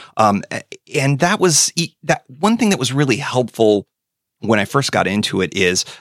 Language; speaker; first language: English; native; English